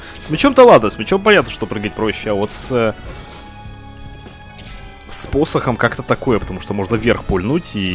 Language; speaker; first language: Russian; native; Russian